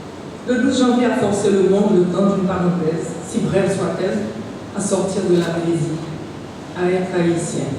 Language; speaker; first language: French; non-native, local second language; Haitian Creole